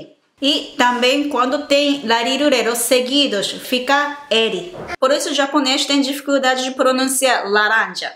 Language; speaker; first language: Portuguese; non-native, fluent; Japanese